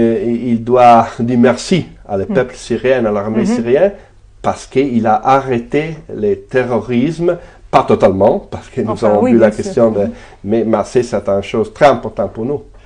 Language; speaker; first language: French; non-native, fluent; Italian